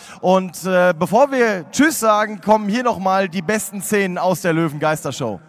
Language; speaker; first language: German; native; German